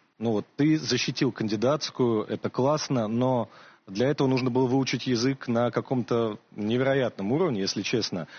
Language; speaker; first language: Russian; native; Russian